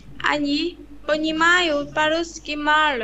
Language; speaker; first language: Russian; non-native, learner; Vietnamese